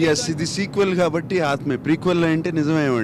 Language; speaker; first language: Telugu; native; Telugu